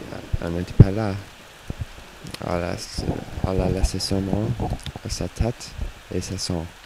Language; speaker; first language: French; non-native, learner; English